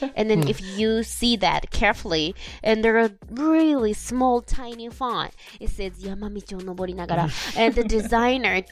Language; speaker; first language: English; non-native, fluent; Japanese